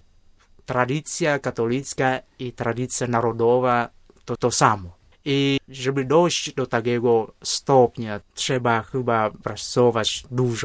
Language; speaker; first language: Polish; non-native, fluent; Vietnamese